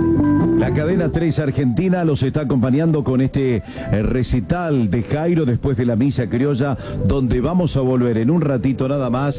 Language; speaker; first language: Spanish; native; Spanish